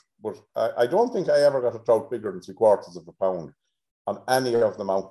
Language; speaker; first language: English; native; English